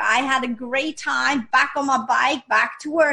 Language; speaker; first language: English; non-native, fluent; Swiss German